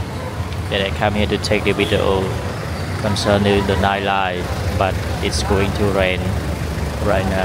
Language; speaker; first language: English; non-native, learner; Khmer